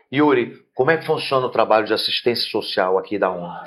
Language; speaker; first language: Portuguese; native; Portuguese